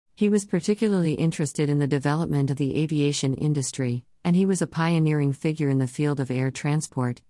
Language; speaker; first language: English; native; English